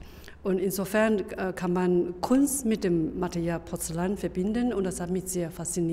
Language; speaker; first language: German; non-native, fluent; Chinese